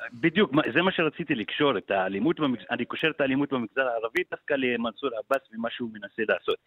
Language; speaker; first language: Hebrew; non-native, local second language; Arabic